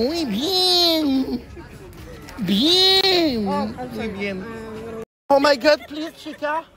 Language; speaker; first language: Spanish; non-native, learner; French